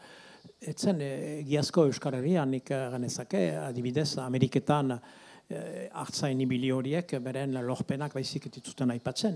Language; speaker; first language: Basque; native; Basque